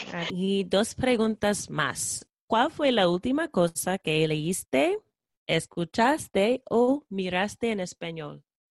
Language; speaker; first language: Spanish; non-native, fluent; English